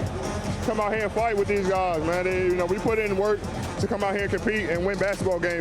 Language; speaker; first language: English; native; English